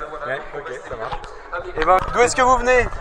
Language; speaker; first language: French; native; French